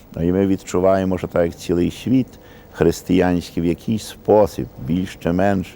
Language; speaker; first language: Ukrainian; early bilingual, heritage; Ukrainian